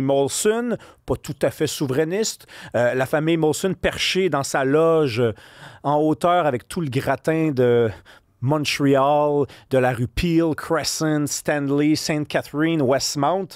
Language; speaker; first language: French; native; French